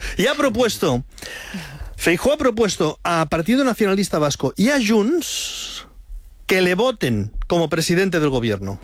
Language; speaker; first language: Spanish; native; Spanish